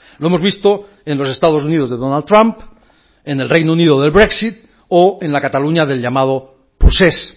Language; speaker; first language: Spanish; native; Spanish